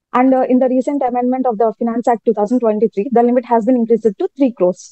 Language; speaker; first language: English; non-native, local second language; Telugu